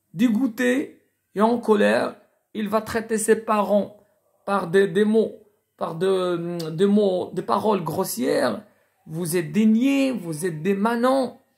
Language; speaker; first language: French; non-native, local second language; Arabic